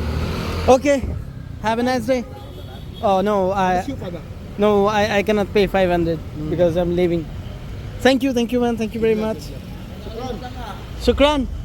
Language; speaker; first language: English; non-native, learner; Bangla